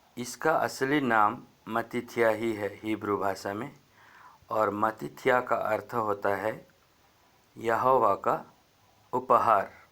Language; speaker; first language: Hindi; native; Hindi